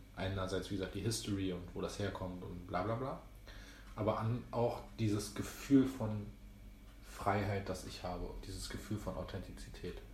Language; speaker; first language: German; early bilingual, other home language; Greek